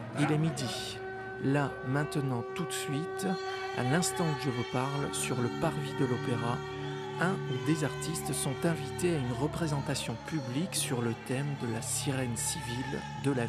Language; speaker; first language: French; native; French